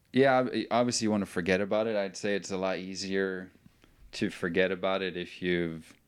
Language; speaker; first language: English; non-native, fluent; Norwegian